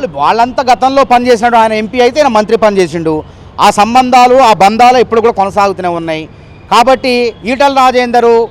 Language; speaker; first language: Telugu; native; Telugu